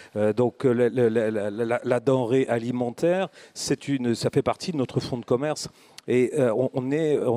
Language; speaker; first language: French; native; French